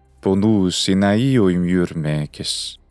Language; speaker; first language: Greek; non-native, fluent; English